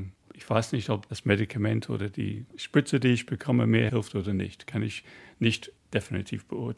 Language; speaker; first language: German; non-native, fluent; English